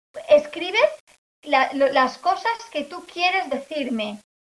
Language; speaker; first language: Spanish; native; Spanish